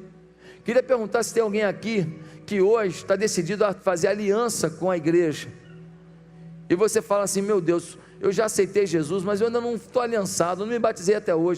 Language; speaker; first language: Portuguese; native; Portuguese